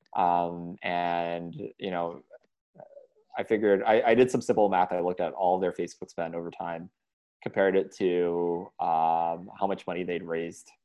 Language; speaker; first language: English; early bilingual, other home language; Indonesian